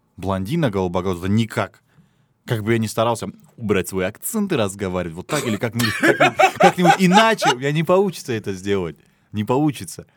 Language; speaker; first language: Russian; non-native, local second language; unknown